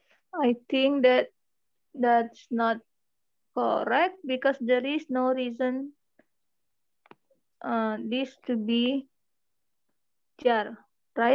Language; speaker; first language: English; non-native, learner; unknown